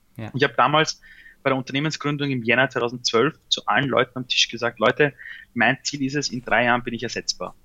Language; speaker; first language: German; early bilingual, other home language; Persian